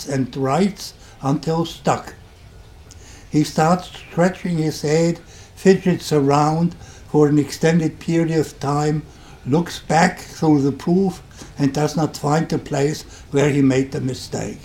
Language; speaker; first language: English; non-native, fluent; German